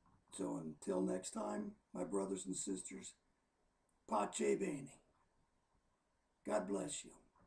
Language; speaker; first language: English; native; English